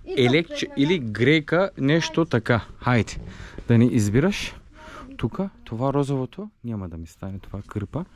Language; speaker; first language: Bulgarian; non-native, local second language; Turkish